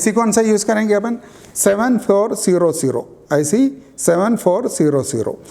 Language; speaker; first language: Hindi; native; Hindi